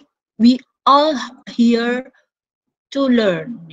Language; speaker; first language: English; non-native, fluent; Indonesian